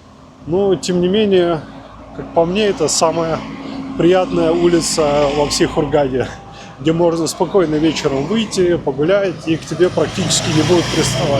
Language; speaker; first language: Russian; native; Russian